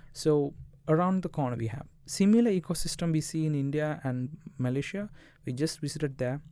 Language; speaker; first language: English; non-native, local second language; Tamil